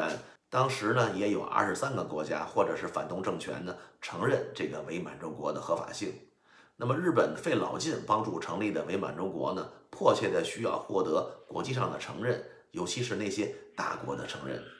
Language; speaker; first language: Chinese; native; Chinese